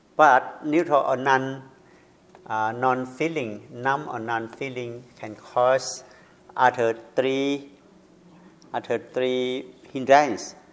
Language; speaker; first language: English; non-native, learner; Thai